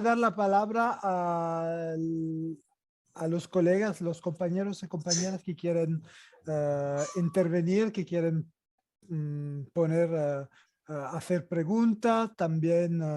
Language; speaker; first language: Spanish; non-native, fluent; Italian